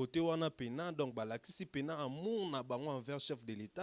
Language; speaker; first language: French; non-native, local second language; Lingala